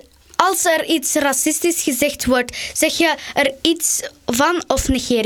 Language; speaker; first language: Dutch; early bilingual, other home language; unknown